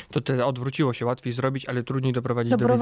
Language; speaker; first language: Polish; native; Polish